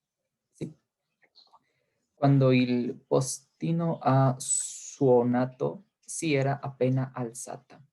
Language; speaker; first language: Italian; non-native, learner; Spanish